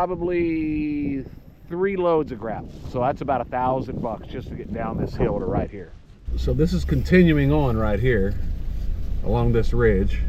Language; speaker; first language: English; native; English